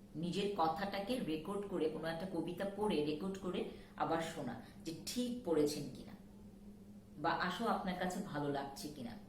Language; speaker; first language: Bangla; native; Bangla